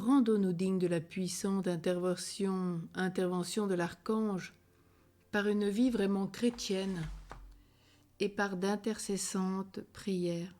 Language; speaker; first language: French; native; French